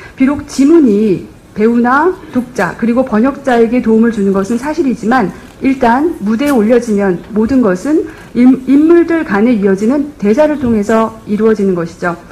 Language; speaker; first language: Korean; native; Korean